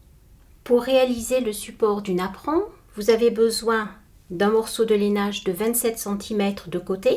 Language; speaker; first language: French; native; French